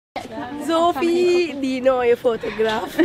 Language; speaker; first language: German; non-native, learner; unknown